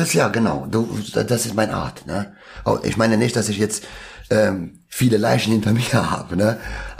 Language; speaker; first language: German; non-native, local second language; Albanian